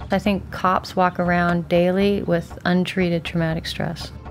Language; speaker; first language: English; native; English